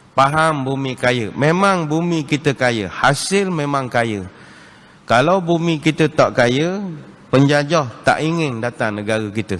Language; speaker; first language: Malay; native; Malay